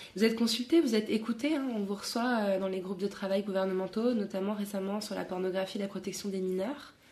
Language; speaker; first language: French; native; French